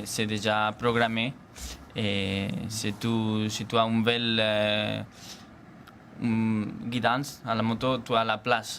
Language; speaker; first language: French; non-native, learner; Spanish